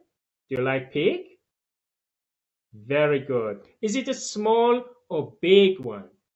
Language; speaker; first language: English; non-native, fluent; Tajik